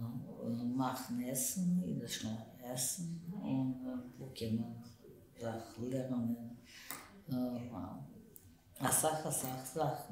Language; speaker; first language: German; non-native, learner; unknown